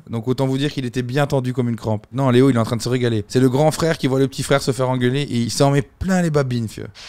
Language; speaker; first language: French; native; French